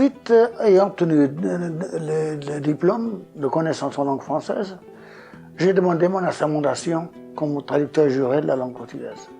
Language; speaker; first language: French; non-native, fluent; Portuguese